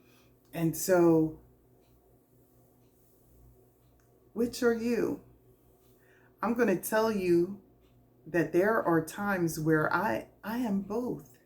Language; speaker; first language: English; native; English